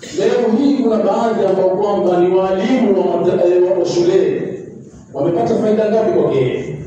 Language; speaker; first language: Swahili; native; Swahili